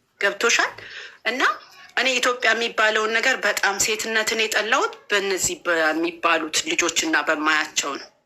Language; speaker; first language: Amharic; native; Amharic